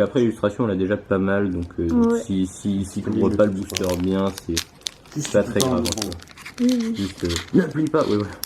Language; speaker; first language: French; native; French